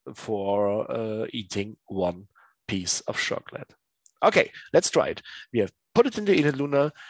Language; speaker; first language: English; non-native, learner; German